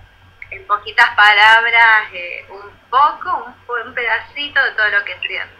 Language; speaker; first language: Spanish; native; Spanish